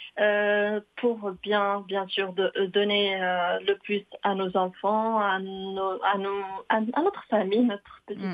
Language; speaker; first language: French; non-native, local second language; Arabic